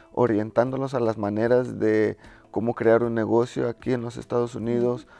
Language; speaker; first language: Spanish; early bilingual, heritage; Spanish